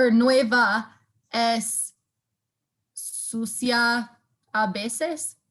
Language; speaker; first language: Spanish; non-native, learner; English